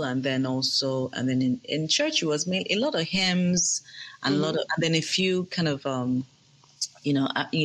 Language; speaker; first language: English; non-native, local second language; Yoruba